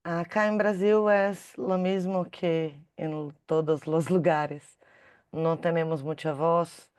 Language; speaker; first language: Spanish; non-native, learner; Portuguese